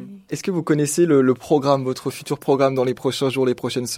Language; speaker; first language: French; native; French